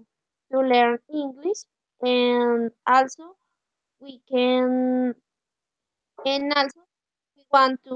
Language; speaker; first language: English; non-native, learner; Spanish